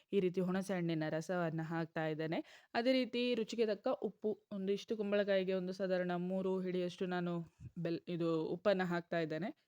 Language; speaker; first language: Kannada; non-native, local second language; Konkani